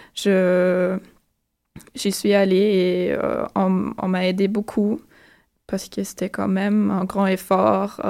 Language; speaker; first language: French; non-native, fluent; German